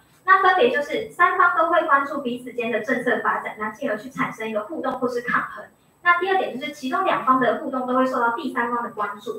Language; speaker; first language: Chinese; native; Chinese